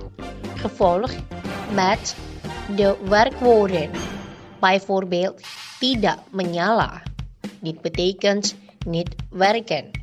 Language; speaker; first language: Dutch; non-native, fluent; Indonesian